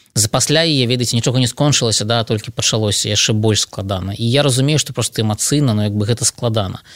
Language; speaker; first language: Belarusian; non-native, local second language; Russian